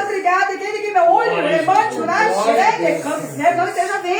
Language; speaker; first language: Portuguese; native; Portuguese